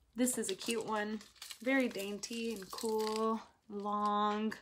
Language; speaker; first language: English; early bilingual, other home language; Spanish